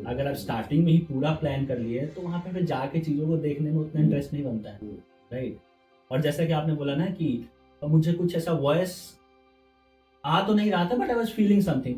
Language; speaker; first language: Hindi; native; Hindi